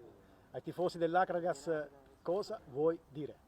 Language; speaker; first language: Italian; native; Italian